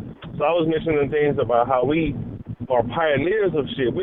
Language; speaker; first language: English; native; English